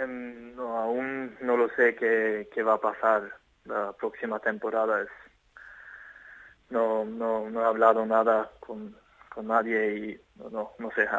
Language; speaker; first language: Spanish; non-native, fluent; Swedish